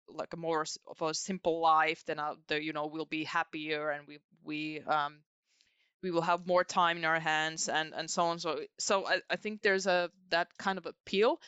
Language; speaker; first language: English; non-native, fluent; Finnish